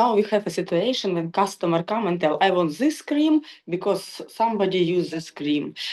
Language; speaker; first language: English; non-native, learner; Russian